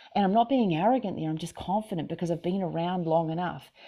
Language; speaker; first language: English; native; English